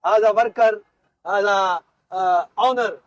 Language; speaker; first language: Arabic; non-native, learner; Punjabi